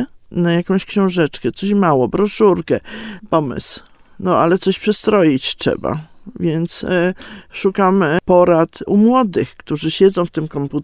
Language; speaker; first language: Polish; native; Polish